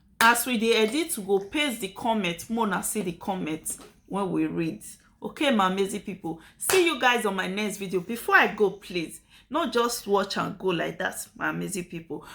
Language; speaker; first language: Nigerian Pidgin; native; Nigerian Pidgin